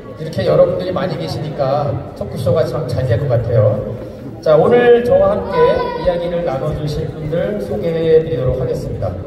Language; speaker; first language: Korean; native; Korean